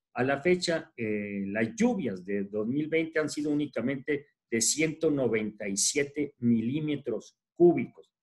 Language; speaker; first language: Spanish; native; Spanish